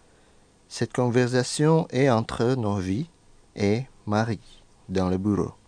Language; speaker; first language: French; non-native, fluent; Indonesian